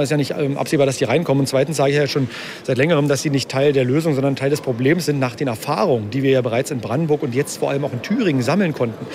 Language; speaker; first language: German; native; German